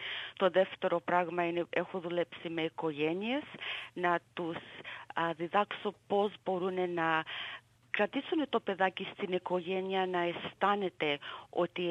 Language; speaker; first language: Greek; early bilingual, heritage; Greek